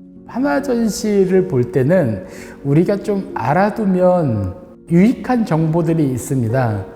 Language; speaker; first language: Korean; native; Korean